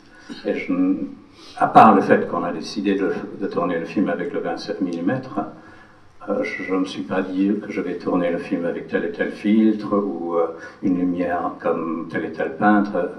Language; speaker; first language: French; non-native, fluent; English